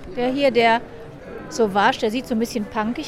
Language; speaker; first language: German; native; German